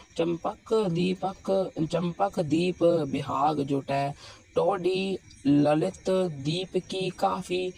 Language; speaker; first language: Hindi; non-native, local second language; Punjabi